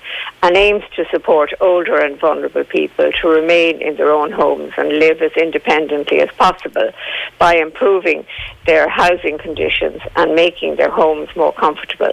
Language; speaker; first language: English; native; English